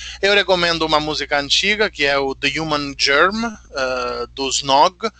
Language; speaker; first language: Portuguese; non-native, fluent; Italian